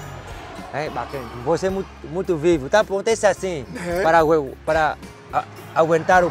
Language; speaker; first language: Portuguese; non-native, learner; Vietnamese